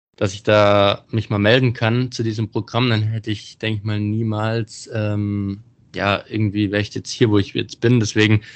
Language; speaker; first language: German; native; German